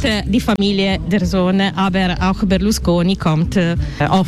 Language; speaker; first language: German; non-native, fluent; Italian